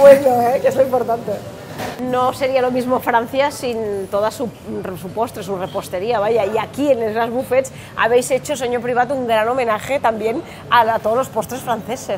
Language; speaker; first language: Spanish; native; Spanish